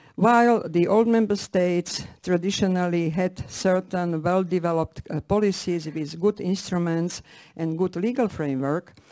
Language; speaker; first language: English; non-native, fluent; Slovak